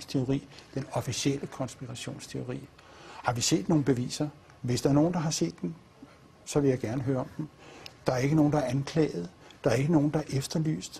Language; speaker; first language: Danish; native; Danish